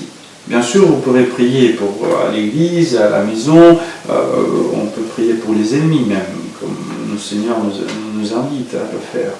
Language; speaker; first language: French; non-native, fluent; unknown